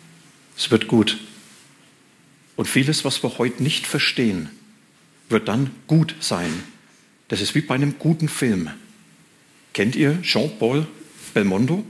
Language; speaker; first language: German; native; German